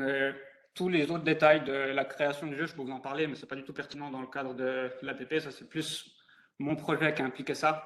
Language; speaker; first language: French; native; French